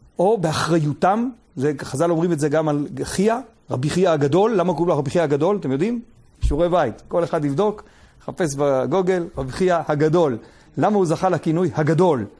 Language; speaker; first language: Hebrew; native; Hebrew